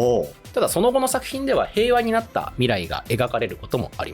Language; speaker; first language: Japanese; native; Japanese